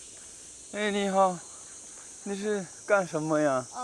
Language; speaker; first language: Chinese; non-native, learner; Korean